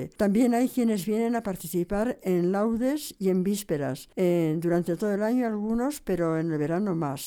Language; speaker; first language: Spanish; native; Spanish